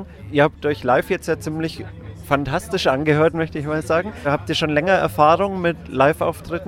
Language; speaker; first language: German; native; German